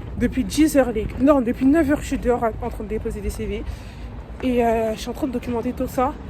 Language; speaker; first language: French; native; French